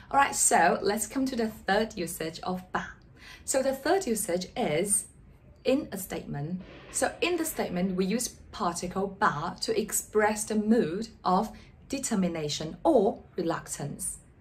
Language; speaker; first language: English; non-native, fluent; Chinese